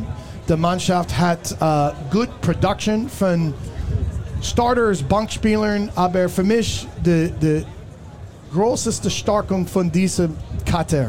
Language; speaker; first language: German; non-native, learner; English